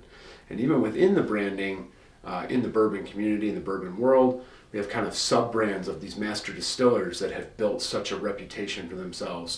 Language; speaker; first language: English; native; English